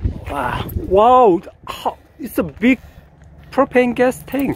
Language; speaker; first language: English; non-native, learner; Korean